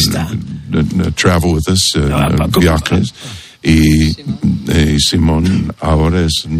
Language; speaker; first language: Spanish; non-native, learner; English